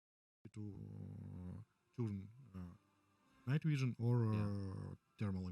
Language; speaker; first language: English; non-native, learner; Russian